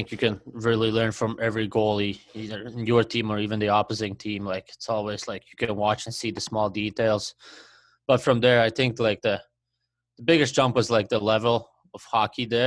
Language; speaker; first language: English; non-native, fluent; Latvian